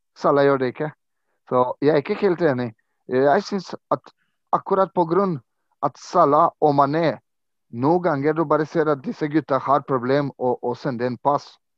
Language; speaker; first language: Norwegian; non-native, fluent; Croatian